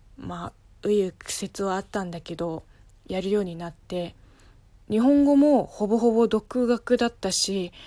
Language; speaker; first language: Japanese; non-native, fluent; Chinese